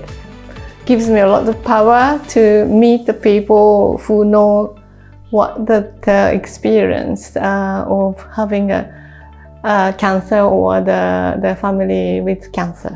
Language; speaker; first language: English; non-native, fluent; Japanese